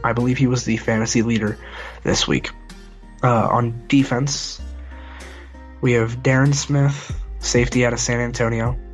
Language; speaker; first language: English; native; English